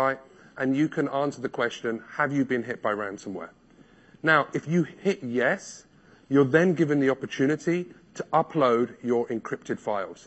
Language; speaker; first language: English; native; English